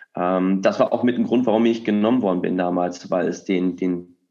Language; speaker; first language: German; native; German